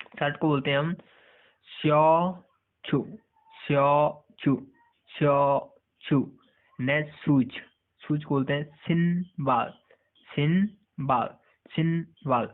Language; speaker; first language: Hindi; native; Hindi